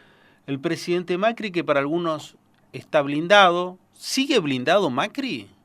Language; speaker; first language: Spanish; native; Spanish